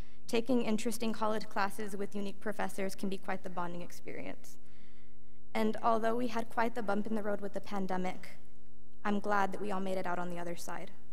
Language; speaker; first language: English; early bilingual, other home language; Spanish